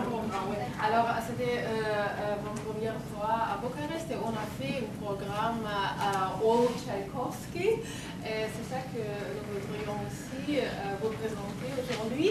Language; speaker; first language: French; non-native, fluent; Russian